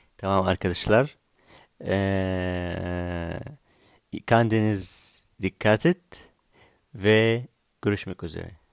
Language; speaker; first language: Turkish; non-native, learner; Arabic